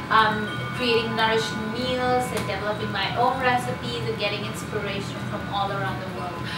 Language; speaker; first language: English; non-native, local second language; Hindi